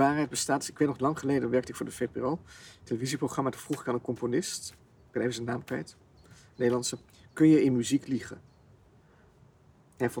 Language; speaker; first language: Dutch; native; Dutch